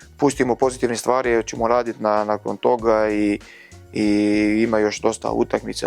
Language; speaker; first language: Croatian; non-native, learner; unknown